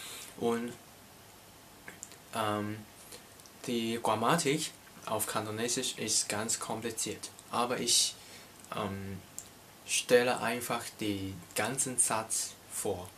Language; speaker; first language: German; non-native, learner; Cantonese